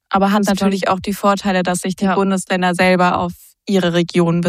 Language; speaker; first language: German; native; German